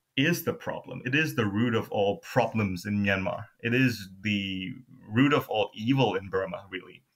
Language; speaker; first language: English; non-native, fluent; Burmese